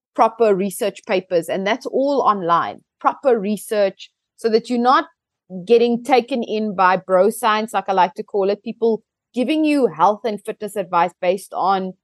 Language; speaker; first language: English; native; English